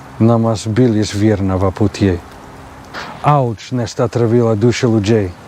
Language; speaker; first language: Russian; non-native, learner; English